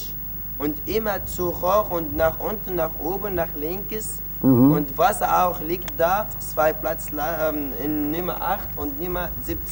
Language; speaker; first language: German; non-native, learner; Arabic